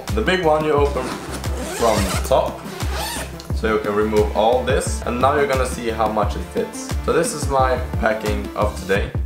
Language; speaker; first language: English; non-native, fluent; Swedish